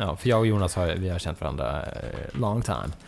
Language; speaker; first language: Swedish; native; Swedish